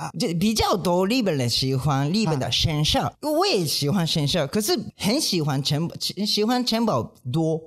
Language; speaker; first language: Chinese; non-native, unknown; Japanese